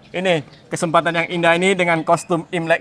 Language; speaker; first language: Indonesian; native; Indonesian